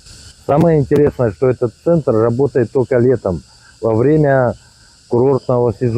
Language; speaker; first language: Russian; native; Russian